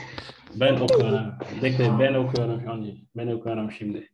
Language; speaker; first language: Turkish; non-native, learner; French